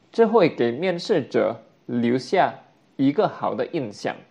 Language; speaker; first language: Chinese; non-native, fluent; Indonesian